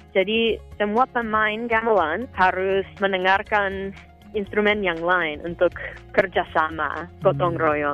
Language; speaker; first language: Indonesian; non-native, fluent; English